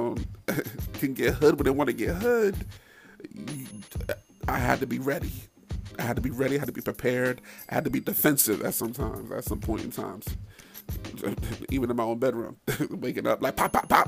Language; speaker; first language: English; native; English